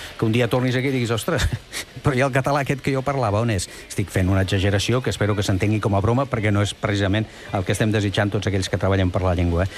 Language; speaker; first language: Catalan; native; Catalan